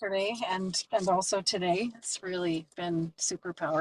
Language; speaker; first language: English; native; English